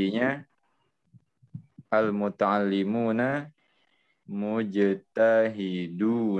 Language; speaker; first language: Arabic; non-native, learner; Indonesian